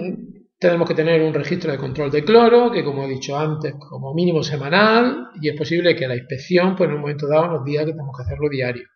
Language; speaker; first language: Spanish; native; Spanish